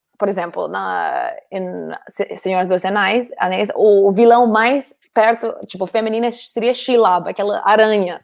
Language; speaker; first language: Portuguese; non-native, fluent; English